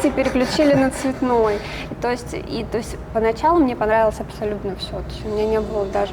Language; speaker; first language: Russian; native; Russian